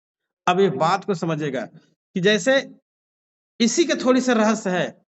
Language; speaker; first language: Hindi; native; Hindi